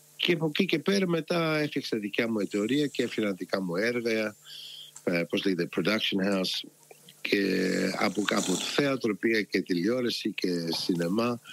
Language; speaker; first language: Greek; early bilingual, heritage; Greek